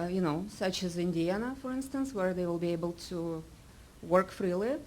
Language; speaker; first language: English; non-native, fluent; Russian